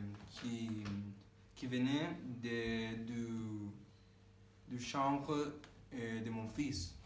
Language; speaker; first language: French; non-native, learner; Spanish